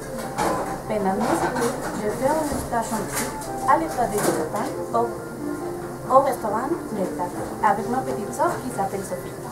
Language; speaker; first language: French; non-native, learner; Spanish